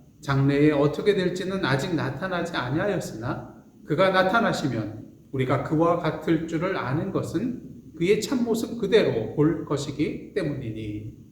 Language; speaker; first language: Korean; native; Korean